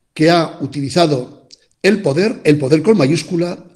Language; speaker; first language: Spanish; native; Spanish